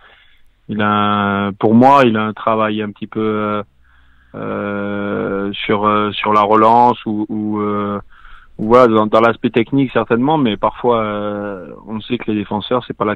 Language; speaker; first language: French; native; French